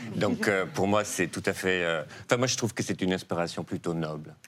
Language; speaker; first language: French; non-native, fluent; Dutch